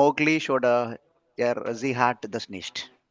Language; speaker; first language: German; non-native, learner; Tamil